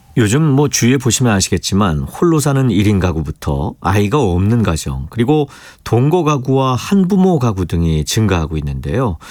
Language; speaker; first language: Korean; native; Korean